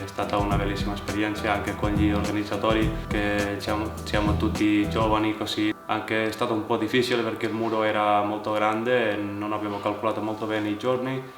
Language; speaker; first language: Italian; non-native, fluent; Spanish